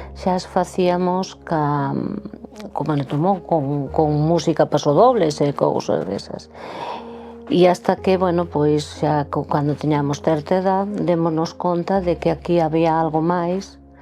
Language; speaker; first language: Galician; native; Galician